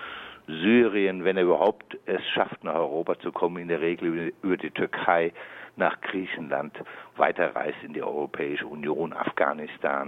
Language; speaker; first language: German; native; German